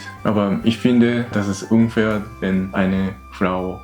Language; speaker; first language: German; non-native, learner; Japanese